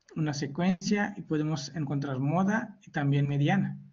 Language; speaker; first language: Spanish; non-native, fluent; Hindi